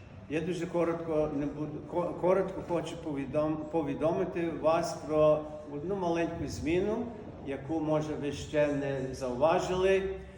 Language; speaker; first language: Ukrainian; native; Ukrainian